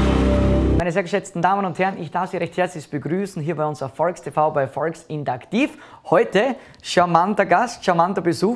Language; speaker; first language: German; native; German